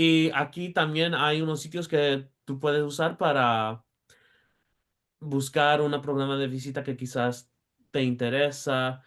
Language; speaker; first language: Spanish; early bilingual, heritage; Spanish